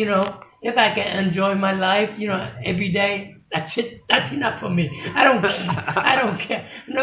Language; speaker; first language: English; non-native, fluent; Vietnamese